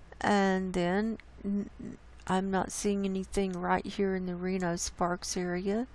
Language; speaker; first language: English; native; English